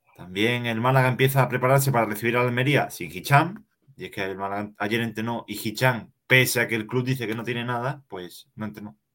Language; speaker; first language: Spanish; native; Spanish